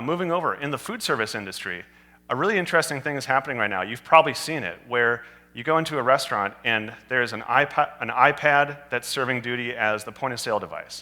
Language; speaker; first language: English; native; English